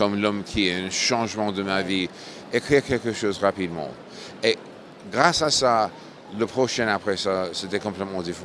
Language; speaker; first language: French; non-native, fluent; English